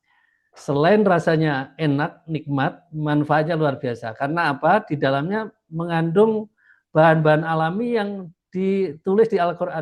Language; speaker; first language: Indonesian; native; Indonesian